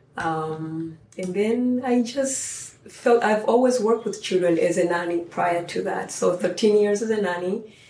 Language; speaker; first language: English; non-native, local second language; Swahili